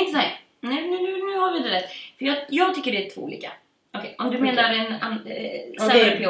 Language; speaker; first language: Swedish; native; Swedish